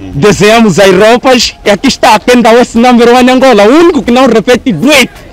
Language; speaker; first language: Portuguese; native; Portuguese